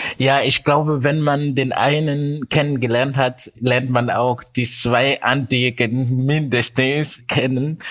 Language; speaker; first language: German; non-native, fluent; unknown